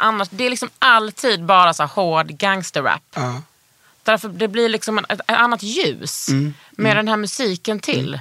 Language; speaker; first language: Swedish; native; Swedish